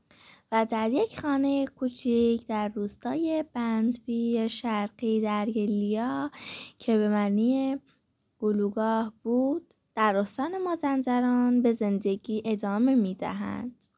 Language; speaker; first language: Persian; native; Persian